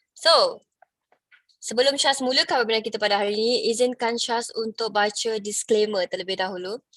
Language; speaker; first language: Malay; native; Malay